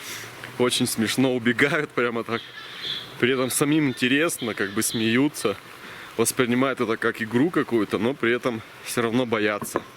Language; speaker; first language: Russian; native; Russian